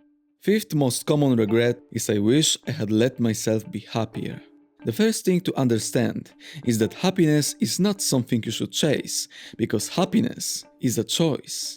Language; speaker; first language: English; non-native, fluent; Polish